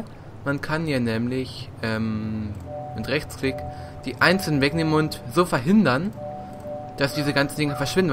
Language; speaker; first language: German; native; German